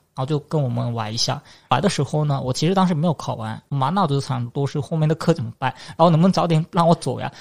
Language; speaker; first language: Chinese; non-native, fluent; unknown